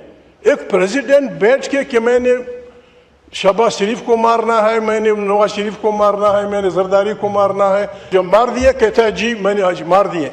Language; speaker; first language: Urdu; non-native, local second language; Pashto